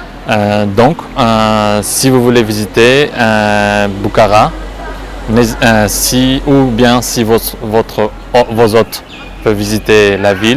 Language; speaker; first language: French; non-native, fluent; Uzbek